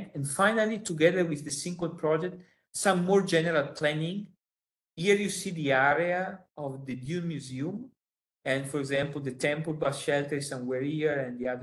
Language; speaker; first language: English; non-native, fluent; Italian